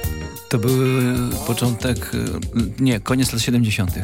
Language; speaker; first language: Polish; native; Polish